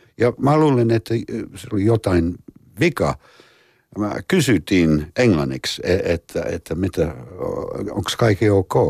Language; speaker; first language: Finnish; non-native, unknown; English